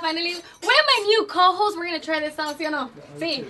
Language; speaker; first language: English; early bilingual, other home language; Spanish